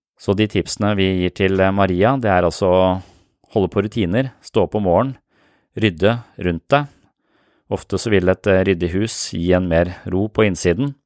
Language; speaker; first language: Norwegian; native; Norwegian